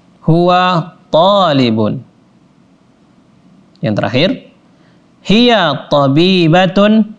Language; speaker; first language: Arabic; non-native, fluent; Indonesian